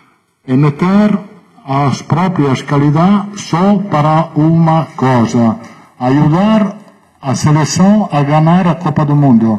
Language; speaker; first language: Portuguese; non-native, learner; Italian